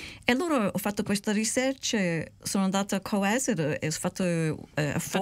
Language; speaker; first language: Italian; early bilingual, heritage; Italian